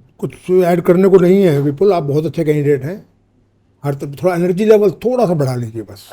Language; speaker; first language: Hindi; native; Hindi